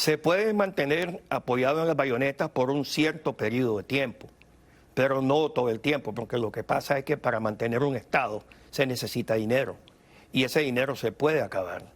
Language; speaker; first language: Spanish; native; Spanish